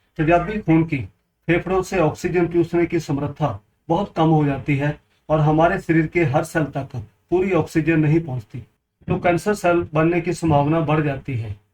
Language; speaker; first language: Hindi; non-native, local second language; Punjabi